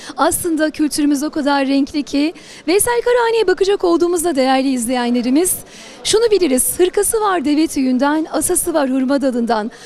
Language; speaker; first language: Turkish; native; Turkish